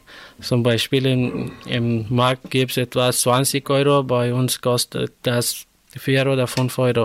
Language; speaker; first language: German; non-native, learner; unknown